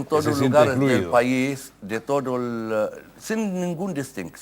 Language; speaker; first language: Spanish; non-native, fluent; Arabic